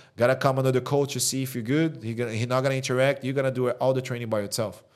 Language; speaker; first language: English; non-native, fluent; Portuguese